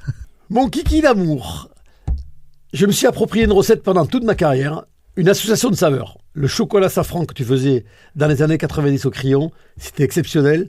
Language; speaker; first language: French; native; French